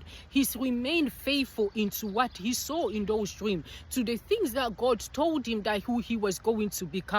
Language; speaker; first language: English; non-native, fluent; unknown